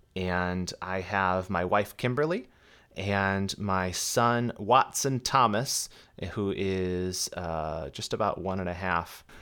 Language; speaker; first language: English; native; English